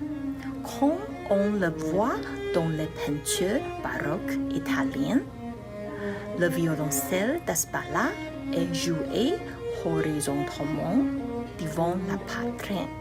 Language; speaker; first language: French; non-native, learner; Chinese